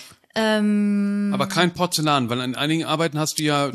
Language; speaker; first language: German; native; German